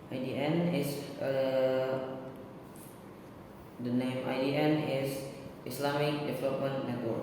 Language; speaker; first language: English; non-native, learner; Indonesian